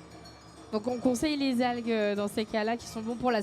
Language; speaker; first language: French; native; French